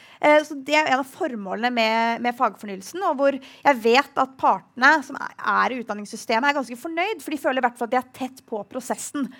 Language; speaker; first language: Norwegian; native; Norwegian